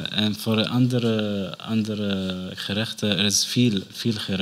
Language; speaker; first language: Dutch; non-native, learner; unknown